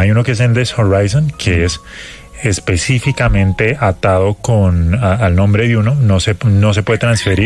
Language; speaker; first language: Spanish; native; Spanish